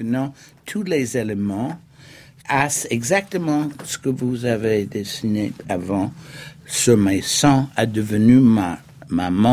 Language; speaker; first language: French; non-native, fluent; English